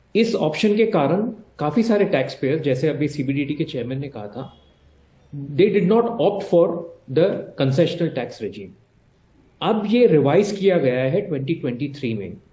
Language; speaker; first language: Hindi; native; Hindi